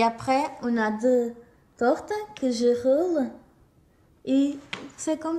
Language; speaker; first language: French; non-native, fluent; Portuguese